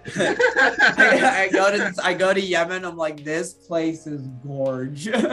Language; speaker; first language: English; early bilingual, other home language; Arabic